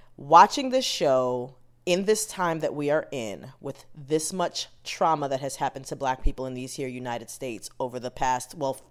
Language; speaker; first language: English; native; English